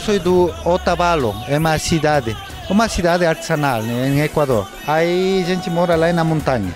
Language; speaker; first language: Portuguese; non-native, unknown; Spanish